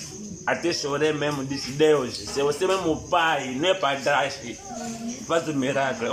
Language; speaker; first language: Portuguese; non-native, learner; Lingala